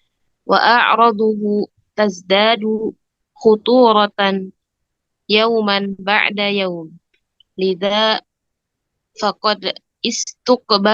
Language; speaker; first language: Arabic; non-native, learner; Indonesian